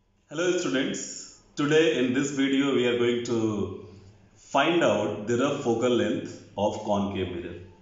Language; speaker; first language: English; non-native, local second language; Hindi